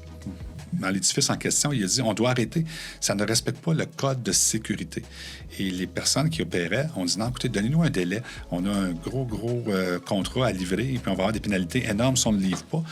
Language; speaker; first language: French; native; French